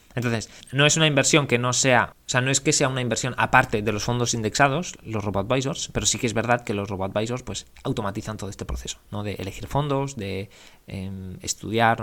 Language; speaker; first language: Spanish; native; Spanish